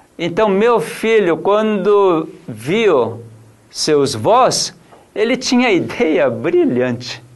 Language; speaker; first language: Portuguese; non-native, fluent; Korean